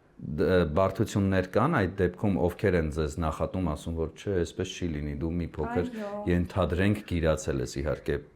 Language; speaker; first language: Armenian; native; Armenian